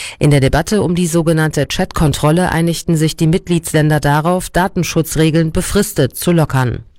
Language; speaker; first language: German; native; German